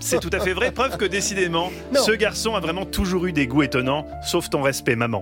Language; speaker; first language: French; native; French